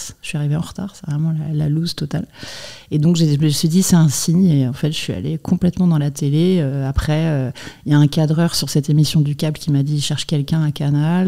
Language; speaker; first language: French; native; French